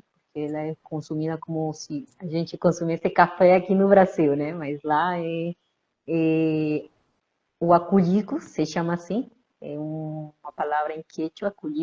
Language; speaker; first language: Portuguese; non-native, fluent; Spanish